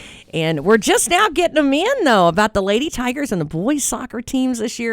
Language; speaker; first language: English; native; English